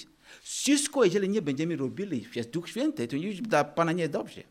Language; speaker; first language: Polish; non-native, learner; Ukrainian